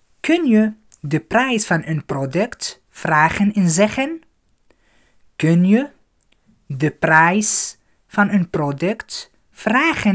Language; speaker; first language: Dutch; non-native, fluent; Arabic